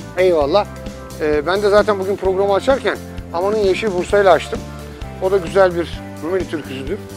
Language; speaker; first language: Turkish; native; Turkish